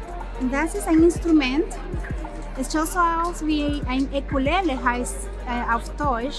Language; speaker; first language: German; non-native, learner; Spanish